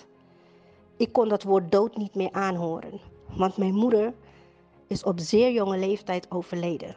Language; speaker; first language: Dutch; native; Dutch